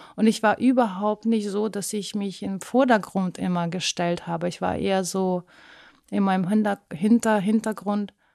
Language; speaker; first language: German; non-native, fluent; Ukrainian